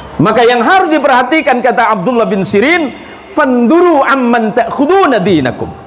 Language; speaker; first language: Indonesian; non-native, local second language; Madurese